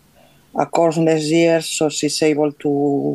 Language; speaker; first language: English; non-native, fluent; Spanish